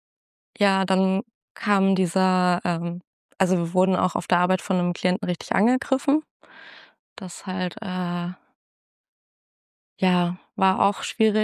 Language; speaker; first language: German; native; German